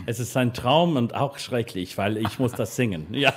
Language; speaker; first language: German; non-native, learner; English